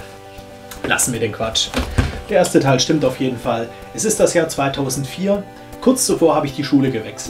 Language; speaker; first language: German; native; German